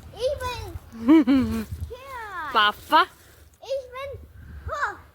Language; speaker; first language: German; early bilingual, other home language; Russian